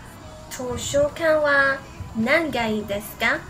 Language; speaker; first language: Japanese; non-native, learner; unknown